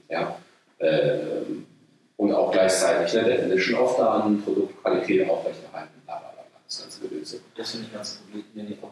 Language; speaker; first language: German; native; German